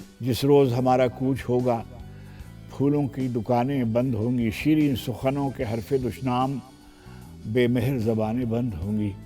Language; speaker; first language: Urdu; native; Urdu